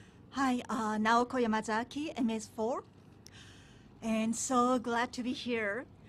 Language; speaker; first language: English; non-native, fluent; Japanese